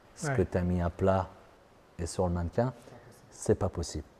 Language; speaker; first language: French; non-native, fluent; Persian